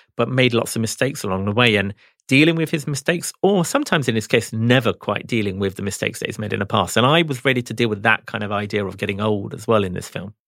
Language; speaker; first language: English; native; English